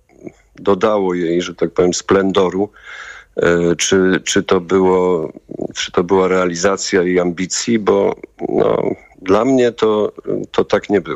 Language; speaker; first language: Polish; native; Polish